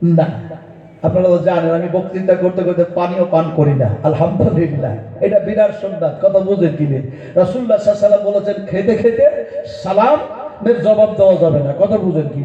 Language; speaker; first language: Bangla; non-native, local second language; Urdu